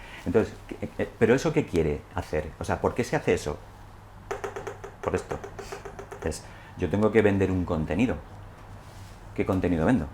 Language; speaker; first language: Spanish; native; Spanish